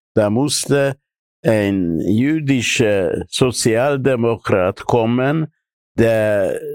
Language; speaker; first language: German; non-native, fluent; Hungarian